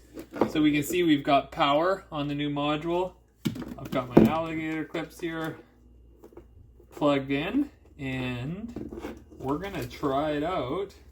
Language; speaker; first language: English; native; English